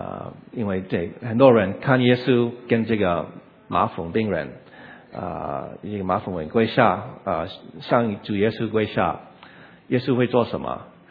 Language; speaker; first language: Chinese; non-native, learner; English